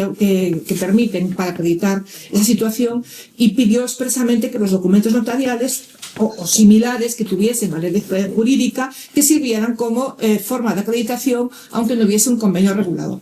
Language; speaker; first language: Spanish; native; Spanish